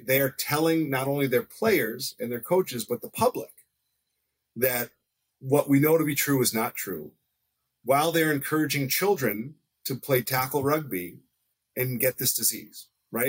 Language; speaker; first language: English; native; English